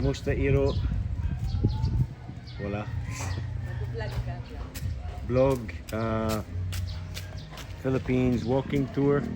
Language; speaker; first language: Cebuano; non-native, learner; English